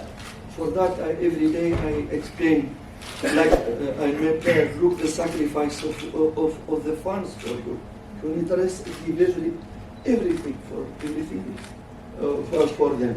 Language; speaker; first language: English; non-native, learner; French